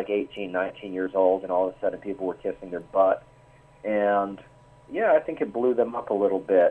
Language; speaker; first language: English; native; English